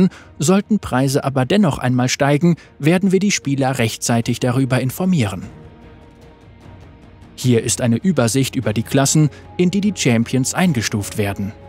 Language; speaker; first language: German; native; German